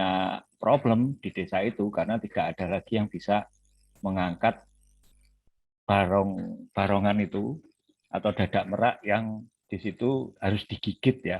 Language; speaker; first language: Indonesian; native; Indonesian